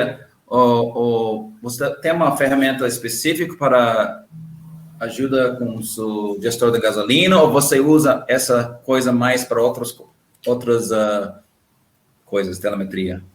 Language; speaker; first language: Portuguese; non-native, learner; English